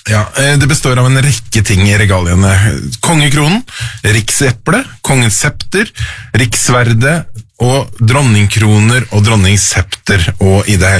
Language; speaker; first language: Norwegian; native; Norwegian